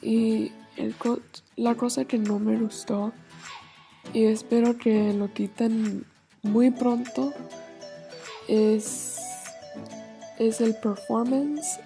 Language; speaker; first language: Spanish; non-native, learner; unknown